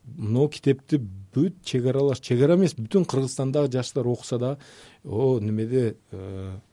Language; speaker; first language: Kyrgyz; non-native, local second language; Uzbek